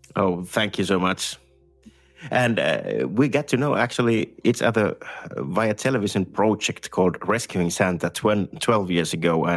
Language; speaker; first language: English; non-native, fluent; Finnish